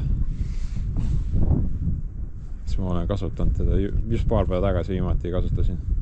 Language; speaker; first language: Estonian; native; Estonian